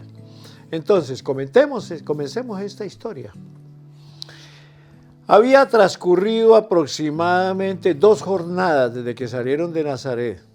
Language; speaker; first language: Spanish; native; Spanish